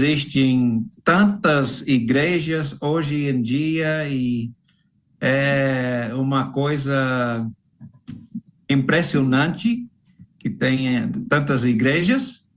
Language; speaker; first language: Portuguese; non-native, fluent; English